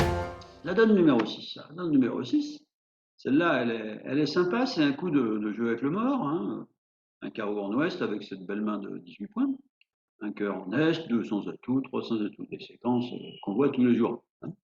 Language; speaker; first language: French; native; French